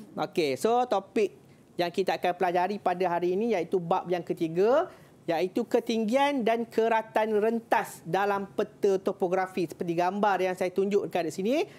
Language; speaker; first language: Malay; native; Malay